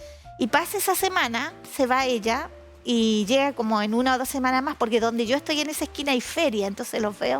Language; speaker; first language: Spanish; native; Spanish